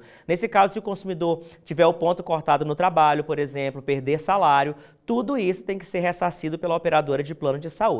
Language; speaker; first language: Portuguese; native; Portuguese